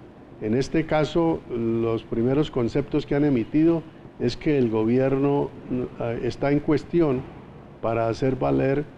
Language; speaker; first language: Spanish; native; Spanish